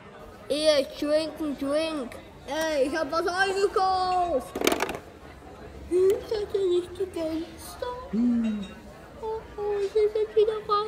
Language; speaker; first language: German; native; German